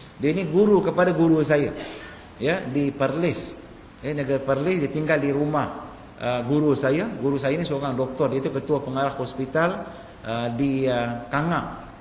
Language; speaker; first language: Malay; non-native, local second language; Tamil